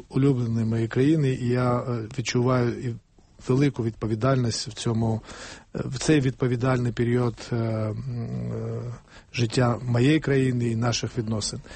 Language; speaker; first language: Ukrainian; non-native, fluent; Georgian